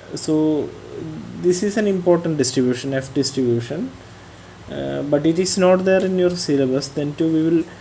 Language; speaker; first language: English; non-native, local second language; Malayalam